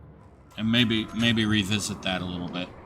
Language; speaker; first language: English; native; English